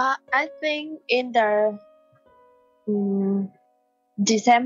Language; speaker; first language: English; non-native, learner; Vietnamese